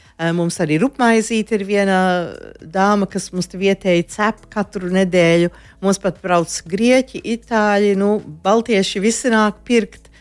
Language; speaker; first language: Latvian; early bilingual, heritage; Latvian